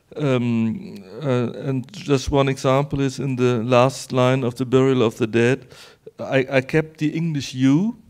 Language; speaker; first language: English; non-native, fluent; German